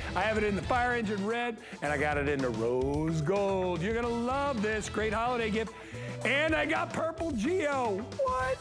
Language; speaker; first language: English; native; English